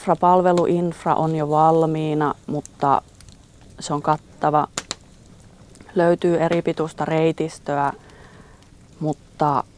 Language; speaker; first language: Finnish; native; Finnish